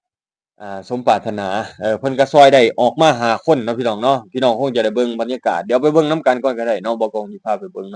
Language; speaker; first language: Thai; non-native, local second language; Northeastern Thai